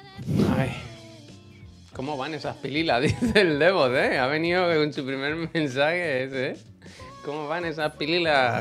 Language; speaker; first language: Spanish; native; Spanish